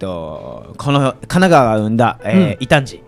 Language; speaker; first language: Japanese; native; Japanese